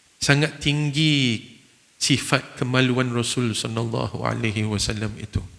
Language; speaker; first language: Malay; non-native, fluent; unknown